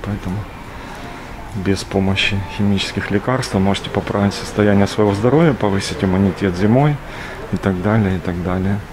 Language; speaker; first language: Russian; native; Russian